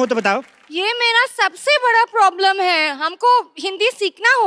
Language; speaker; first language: Hindi; non-native, learner; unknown